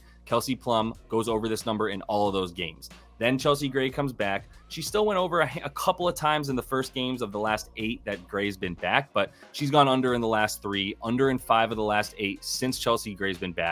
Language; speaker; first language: English; native; English